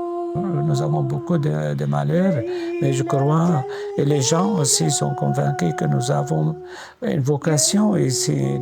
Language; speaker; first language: French; non-native, fluent; Arabic